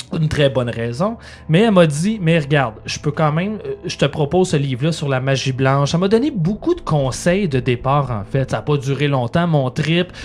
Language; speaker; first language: French; native; French